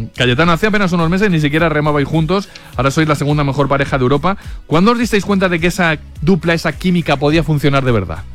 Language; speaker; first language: Spanish; native; Spanish